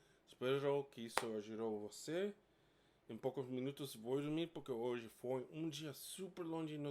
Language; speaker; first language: Portuguese; non-native, fluent; English